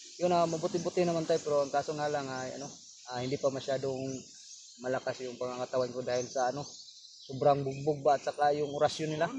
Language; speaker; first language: Filipino; non-native, local second language; Cebuano